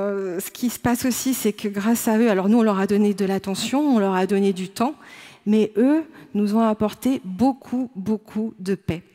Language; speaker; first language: French; native; French